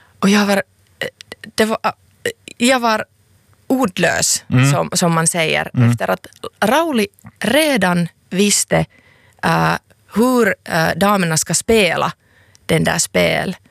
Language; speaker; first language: Swedish; non-native, local second language; Finnish